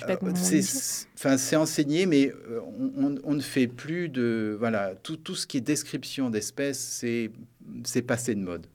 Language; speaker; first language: French; native; French